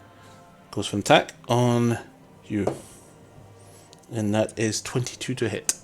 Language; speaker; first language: English; native; English